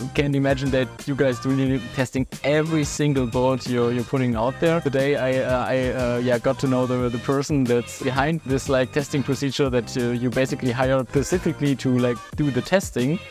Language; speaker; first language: English; non-native, fluent; German